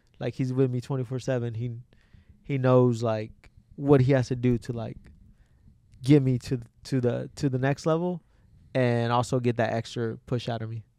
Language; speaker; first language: English; native; English